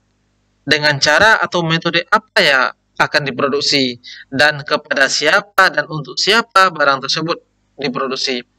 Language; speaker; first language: Indonesian; native; Indonesian